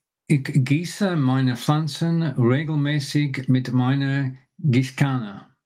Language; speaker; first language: German; non-native, learner; English